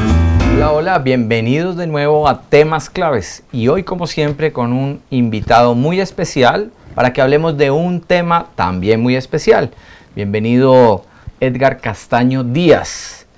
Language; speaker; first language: Spanish; native; Spanish